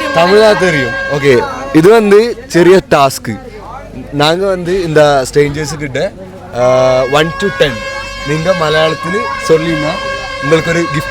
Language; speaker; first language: Tamil; non-native, learner; Malayalam